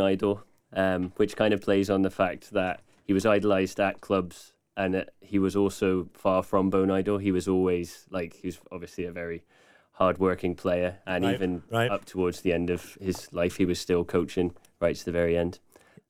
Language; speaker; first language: English; native; English